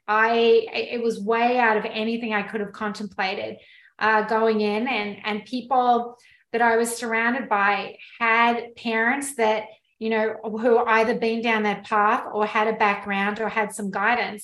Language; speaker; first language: English; native; English